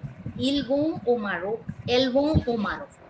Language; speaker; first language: French; non-native, learner; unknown